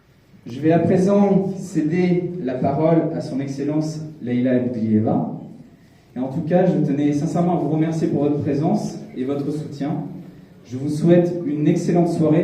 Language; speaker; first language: French; native; French